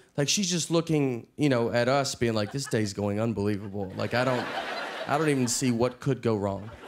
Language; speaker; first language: English; native; English